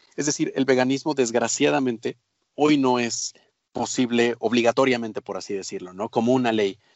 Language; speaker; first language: Spanish; native; Spanish